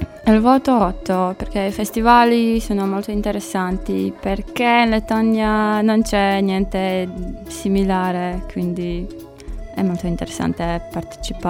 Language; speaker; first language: Italian; non-native, learner; Latvian